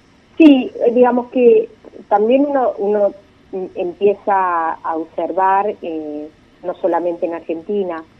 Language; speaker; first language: Spanish; native; Spanish